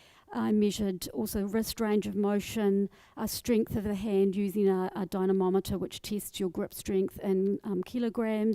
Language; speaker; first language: English; native; English